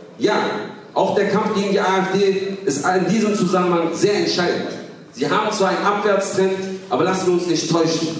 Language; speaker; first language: German; early bilingual, other home language; Kurdish